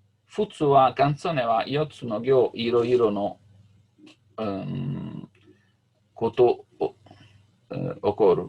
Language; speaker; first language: Japanese; non-native, learner; Italian